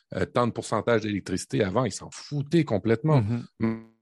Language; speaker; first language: French; native; French